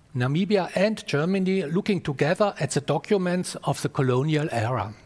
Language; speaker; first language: English; non-native, fluent; German